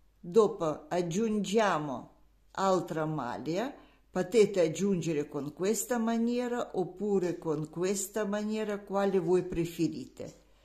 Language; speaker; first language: Italian; non-native, learner; Russian